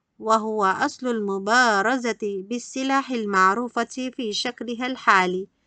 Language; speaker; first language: Arabic; non-native, fluent; Malay